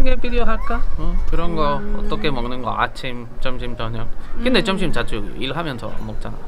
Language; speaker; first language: Korean; non-native, learner; Spanish